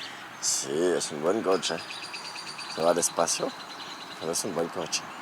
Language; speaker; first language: Spanish; non-native, learner; French